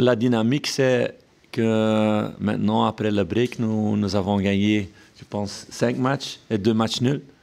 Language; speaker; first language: French; non-native, local second language; Dutch